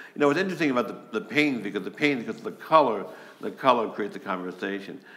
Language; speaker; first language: English; native; English